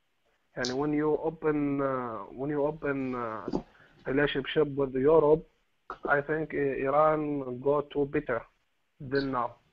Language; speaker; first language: English; non-native, learner; Arabic